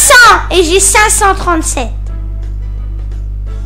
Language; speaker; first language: French; native; French